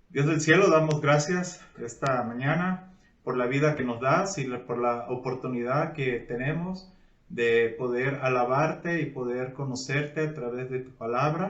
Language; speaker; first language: Spanish; native; Spanish